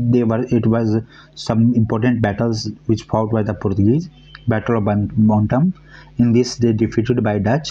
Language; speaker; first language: English; non-native, local second language; Hindi